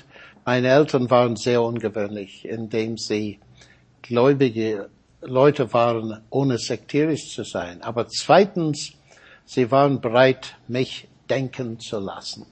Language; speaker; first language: German; non-native, fluent; English